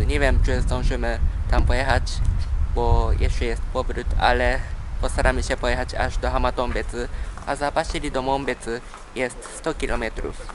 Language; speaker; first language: Polish; early bilingual, heritage; Polish